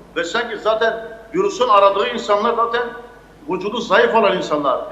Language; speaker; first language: Turkish; native; Turkish